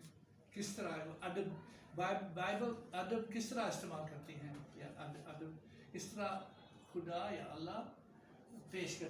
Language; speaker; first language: Hindi; non-native, fluent; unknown